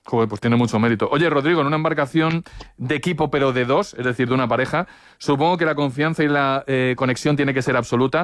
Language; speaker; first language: Spanish; native; Spanish